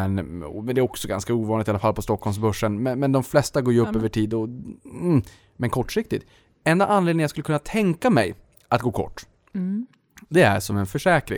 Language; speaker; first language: Swedish; native; Swedish